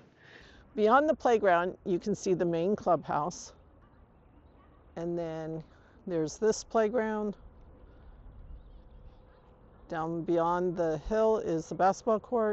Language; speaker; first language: English; native; English